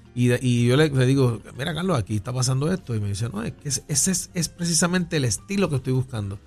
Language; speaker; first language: Spanish; native; Spanish